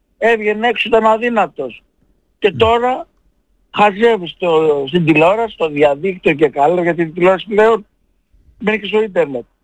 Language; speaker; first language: Greek; native; Greek